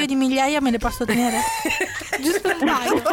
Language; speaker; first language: Italian; native; Italian